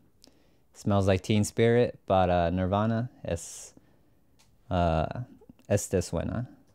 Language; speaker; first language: Spanish; non-native, learner; English